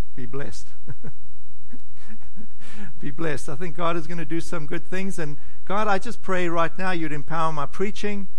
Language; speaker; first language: English; native; English